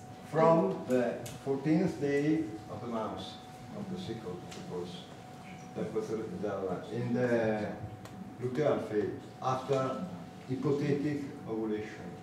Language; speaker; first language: English; non-native, learner; Italian